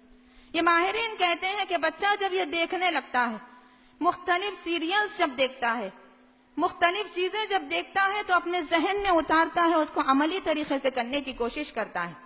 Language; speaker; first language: Urdu; native; Urdu